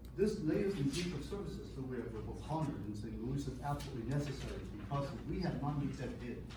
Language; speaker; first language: English; non-native, local second language; Cantonese